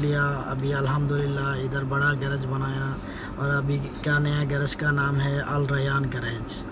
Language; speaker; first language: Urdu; non-native, learner; Bangla